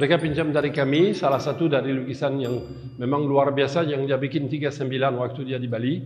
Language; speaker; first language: Indonesian; non-native, fluent; French